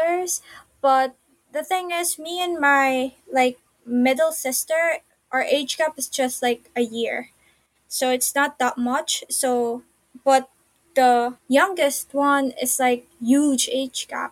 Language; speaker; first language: English; non-native, local second language; Filipino